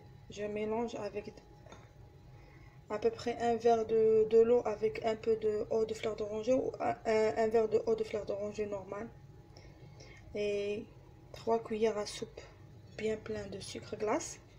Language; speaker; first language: French; non-native, learner; Arabic